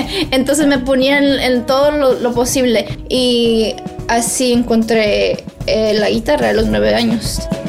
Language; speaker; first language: Spanish; early bilingual, heritage; Spanish